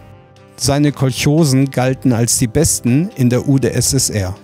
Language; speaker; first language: German; native; German